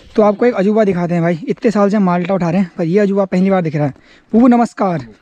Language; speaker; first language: Hindi; native; Hindi